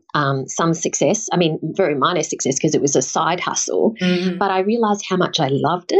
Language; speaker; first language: English; native; English